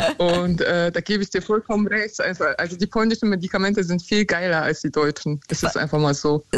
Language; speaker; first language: German; early bilingual, other home language; Polish